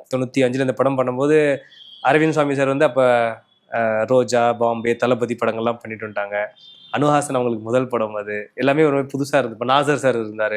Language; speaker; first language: Tamil; native; Tamil